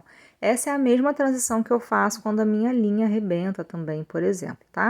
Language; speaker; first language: Portuguese; native; Portuguese